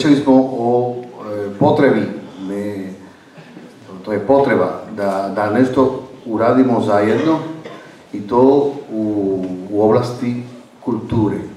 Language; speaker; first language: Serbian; non-native, fluent; Spanish